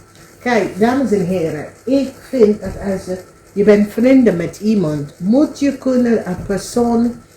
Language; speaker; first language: Dutch; non-native, learner; English